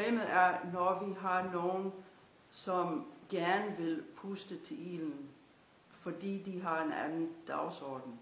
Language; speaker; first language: Danish; non-native, fluent; English